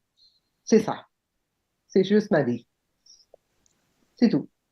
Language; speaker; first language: French; non-native, local second language; English